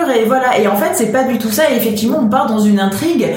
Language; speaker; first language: French; native; French